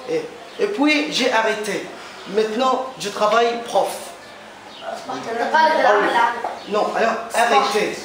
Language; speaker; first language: French; non-native, fluent; Arabic